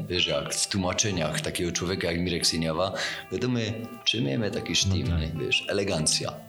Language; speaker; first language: Polish; native; Polish